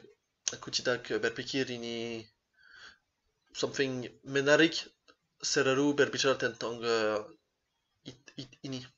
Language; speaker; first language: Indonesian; non-native, learner; French